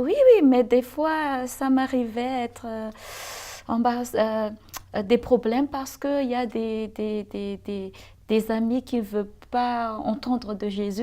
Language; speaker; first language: French; non-native, local second language; Malagasy